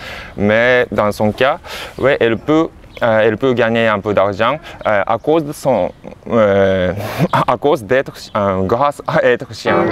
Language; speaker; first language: French; non-native, fluent; Japanese